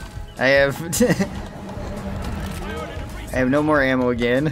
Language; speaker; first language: English; native; English